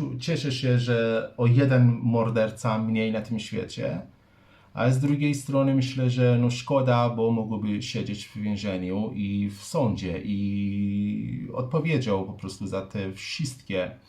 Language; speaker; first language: Polish; non-native, fluent; Persian